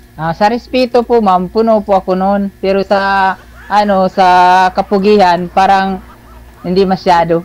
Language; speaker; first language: Filipino; non-native, local second language; Cebuano